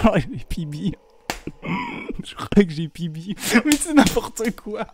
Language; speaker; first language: French; native; French